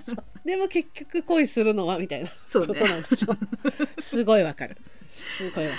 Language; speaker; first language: Japanese; native; Japanese